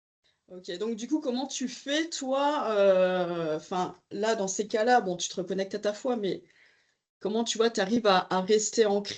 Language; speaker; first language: French; native; French